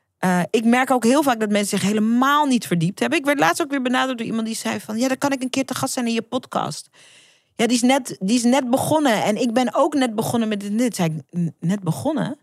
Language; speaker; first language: Dutch; native; Dutch